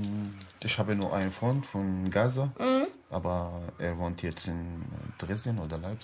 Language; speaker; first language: German; non-native, learner; Arabic